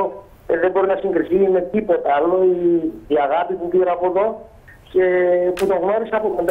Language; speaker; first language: Greek; native; Greek